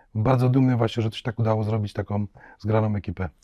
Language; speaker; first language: Polish; native; Polish